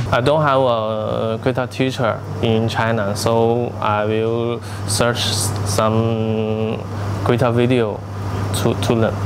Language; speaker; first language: English; non-native, learner; Chinese